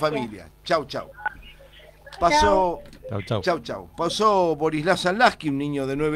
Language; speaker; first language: Spanish; native; Spanish